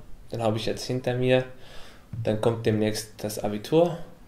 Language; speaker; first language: German; non-native, fluent; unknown